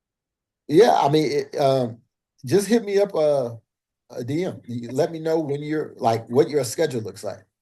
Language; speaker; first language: English; native; English